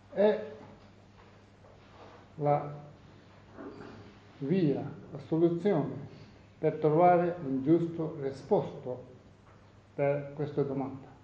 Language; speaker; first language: Italian; non-native, learner; Tibetan